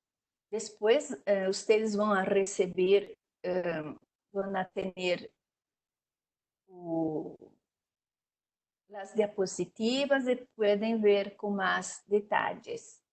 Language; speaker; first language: Spanish; non-native, learner; Portuguese